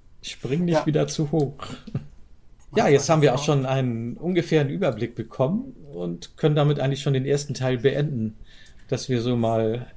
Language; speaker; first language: German; native; German